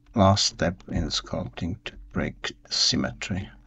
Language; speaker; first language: English; non-native, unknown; Czech